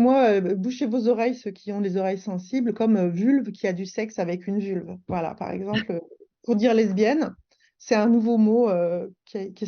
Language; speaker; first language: French; native; French